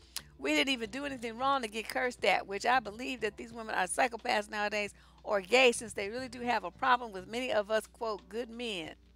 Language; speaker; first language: English; native; English